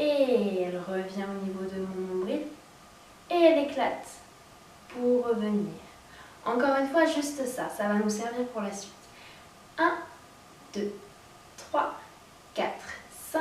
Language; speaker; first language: French; native; French